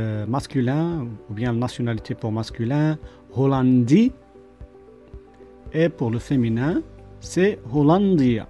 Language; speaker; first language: French; non-native, local second language; Arabic